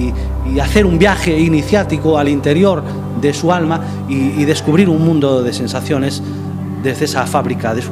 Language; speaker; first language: Spanish; native; Spanish